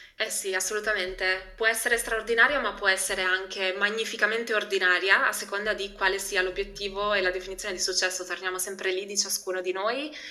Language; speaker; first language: Italian; early bilingual, other home language; Albanian